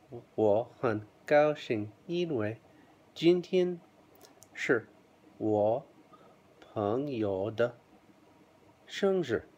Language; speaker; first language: Chinese; non-native, learner; English